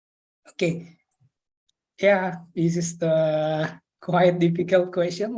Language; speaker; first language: English; non-native, learner; Indonesian